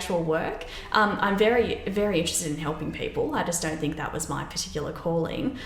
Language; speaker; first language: English; native; English